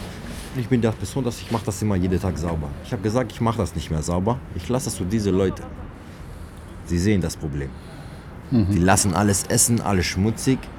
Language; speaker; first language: German; non-native, learner; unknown